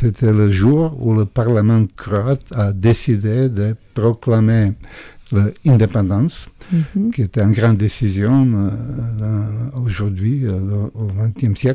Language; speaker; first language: French; non-native, fluent; Croatian